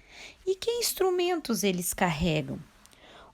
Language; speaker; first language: Portuguese; native; Portuguese